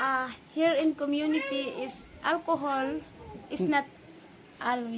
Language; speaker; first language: English; non-native, learner; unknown